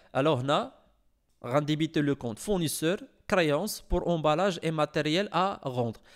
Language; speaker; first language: French; non-native, local second language; Arabic